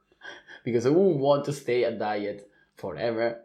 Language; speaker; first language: English; non-native, fluent; Italian